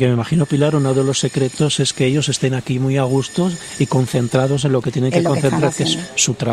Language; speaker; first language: Spanish; native; Spanish